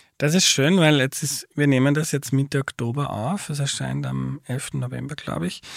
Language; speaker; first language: German; native; German